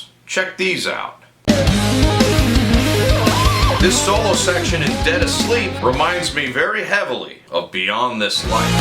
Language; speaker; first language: English; native; English